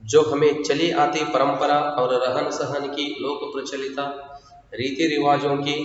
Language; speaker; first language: Hindi; non-native, local second language; Kannada